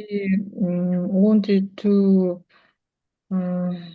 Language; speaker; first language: English; non-native, learner; Russian